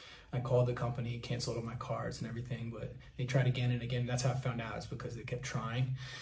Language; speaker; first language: English; native; English